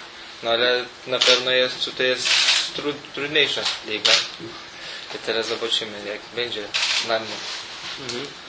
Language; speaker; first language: Polish; non-native, learner; Lithuanian